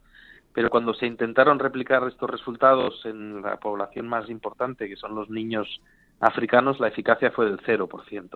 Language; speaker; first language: Spanish; native; Spanish